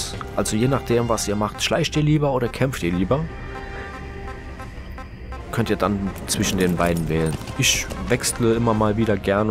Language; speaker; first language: German; native; German